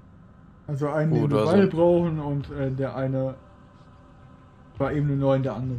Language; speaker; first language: German; native; German